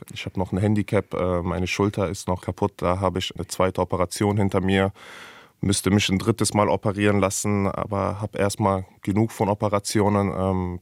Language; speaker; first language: German; early bilingual, other home language; Persian